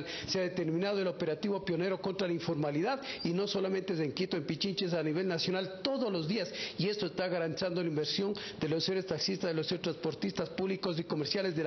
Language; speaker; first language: Spanish; native; Spanish